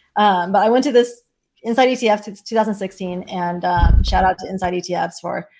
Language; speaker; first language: English; early bilingual, other home language; Chinese